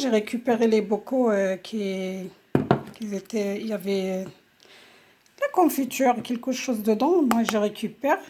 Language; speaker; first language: French; non-native, local second language; Arabic